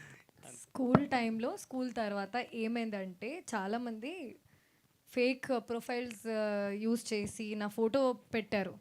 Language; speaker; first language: Telugu; non-native, fluent; Hindi